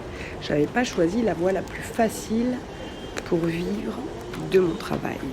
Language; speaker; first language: French; native; French